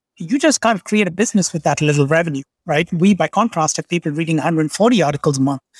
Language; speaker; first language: English; non-native, local second language; Bangla